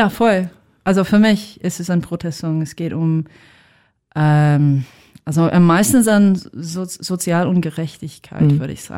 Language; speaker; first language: German; non-native, fluent; English